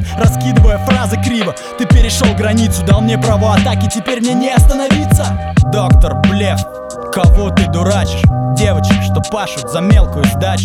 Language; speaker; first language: Russian; native; Russian